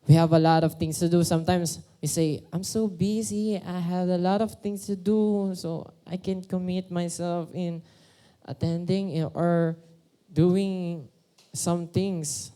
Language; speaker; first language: English; non-native, local second language; Filipino